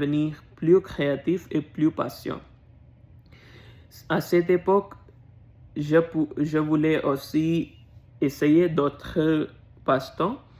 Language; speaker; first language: French; non-native, learner; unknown